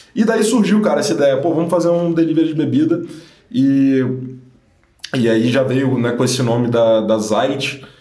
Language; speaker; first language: Portuguese; native; Portuguese